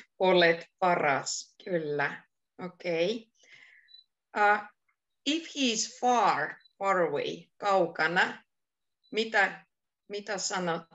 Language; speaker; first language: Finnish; non-native, fluent; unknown